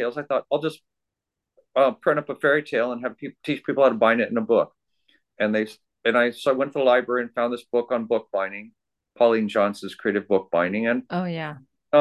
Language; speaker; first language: English; native; English